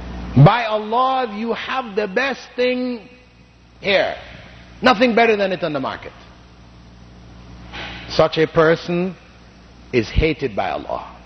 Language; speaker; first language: English; non-native, fluent; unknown